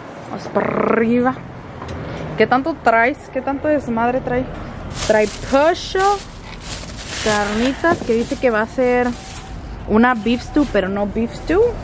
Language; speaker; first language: Spanish; early bilingual, heritage; Spanish